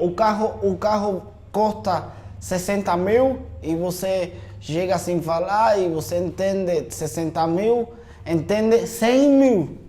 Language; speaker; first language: Portuguese; non-native, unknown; Spanish